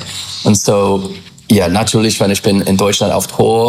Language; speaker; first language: German; non-native, learner; English